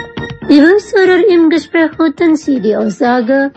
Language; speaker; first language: German; non-native, fluent; Indonesian